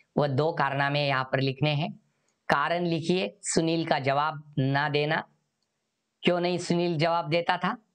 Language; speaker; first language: Hindi; non-native, local second language; Marathi